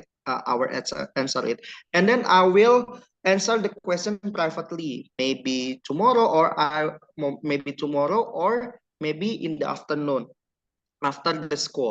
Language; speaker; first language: English; non-native, learner; Indonesian